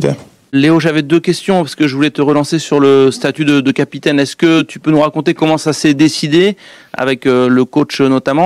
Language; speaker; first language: French; native; French